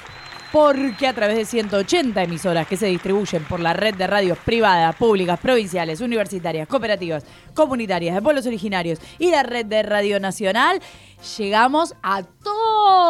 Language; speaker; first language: Spanish; native; Spanish